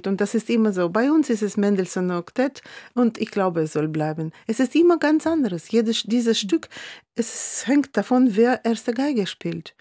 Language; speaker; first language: German; non-native, fluent; Russian